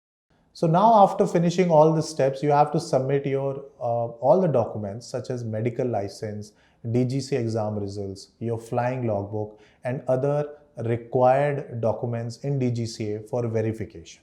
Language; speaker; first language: English; non-native, local second language; Hindi